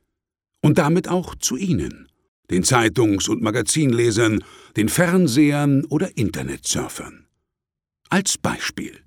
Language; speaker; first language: German; native; German